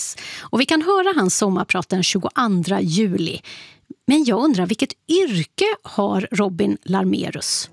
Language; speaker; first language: Swedish; native; Swedish